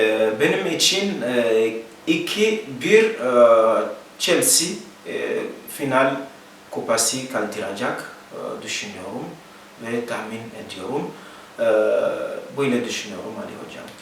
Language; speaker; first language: Turkish; non-native, learner; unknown